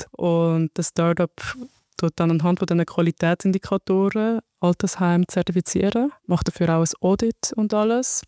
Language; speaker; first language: German; early bilingual, other home language; Arabic